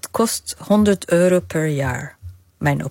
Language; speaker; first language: Dutch; non-native, fluent; Arabic